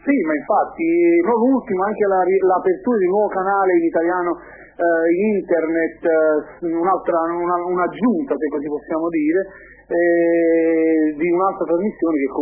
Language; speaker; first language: Italian; native; Italian